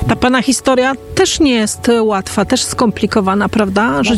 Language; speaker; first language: Polish; native; Polish